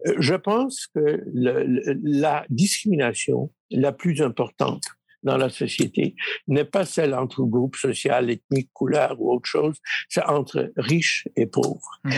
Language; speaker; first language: French; early bilingual, other home language; Polish